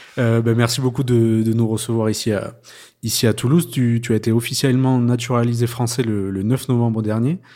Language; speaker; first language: French; native; French